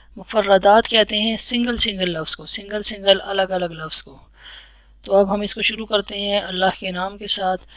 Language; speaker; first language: Urdu; native; Urdu